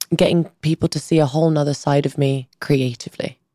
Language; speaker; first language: English; early bilingual, other home language; Albanian